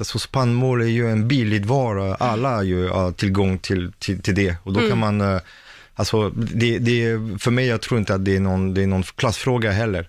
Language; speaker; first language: Swedish; non-native, fluent; French